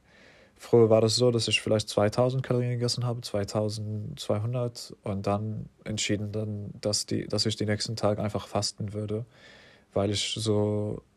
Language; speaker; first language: German; non-native, fluent; English